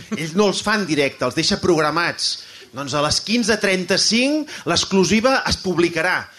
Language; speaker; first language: Catalan; native; Catalan